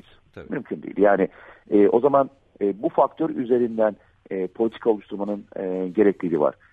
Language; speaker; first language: Turkish; native; Turkish